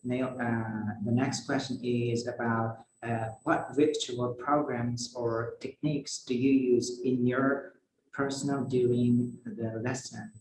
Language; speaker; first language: English; non-native, fluent; Kazakh